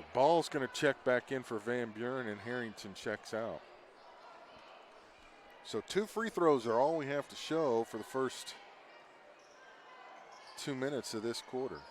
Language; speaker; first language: English; native; English